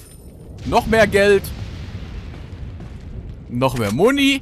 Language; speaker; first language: German; native; German